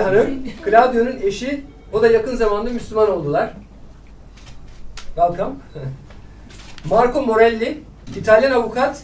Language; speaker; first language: Turkish; native; Turkish